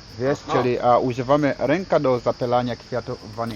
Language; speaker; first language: Polish; non-native, fluent; Swahili